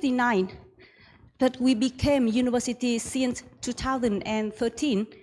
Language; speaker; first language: English; non-native, learner; Vietnamese